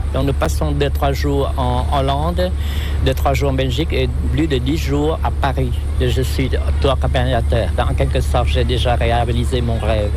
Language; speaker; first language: French; non-native, local second language; Vietnamese